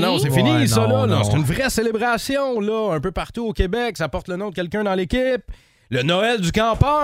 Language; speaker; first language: French; native; French